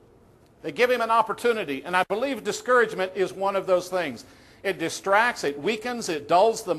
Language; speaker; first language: English; native; English